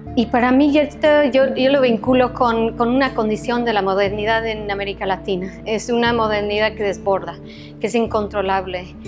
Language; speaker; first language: Spanish; non-native, fluent; English